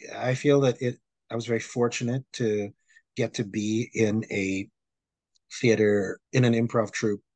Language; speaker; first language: English; non-native, local second language; Filipino